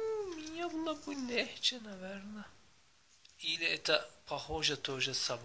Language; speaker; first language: Russian; non-native, learner; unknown